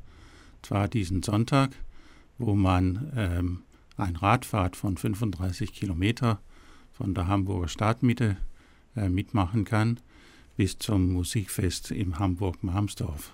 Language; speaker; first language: German; non-native, fluent; Danish